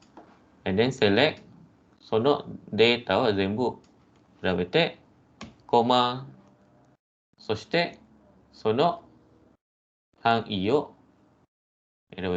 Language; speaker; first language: Japanese; non-native, fluent; Malay